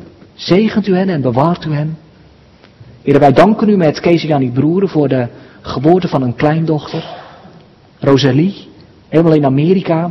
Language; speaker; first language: Dutch; native; Dutch